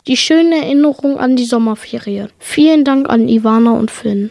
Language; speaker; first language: German; native; German